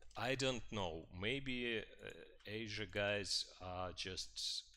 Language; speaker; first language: English; non-native, fluent; Russian